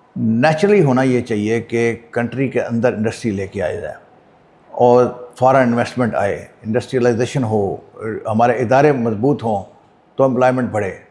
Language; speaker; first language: Urdu; native; Urdu